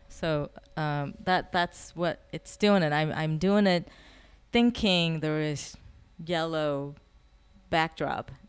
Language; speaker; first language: English; non-native, fluent; Korean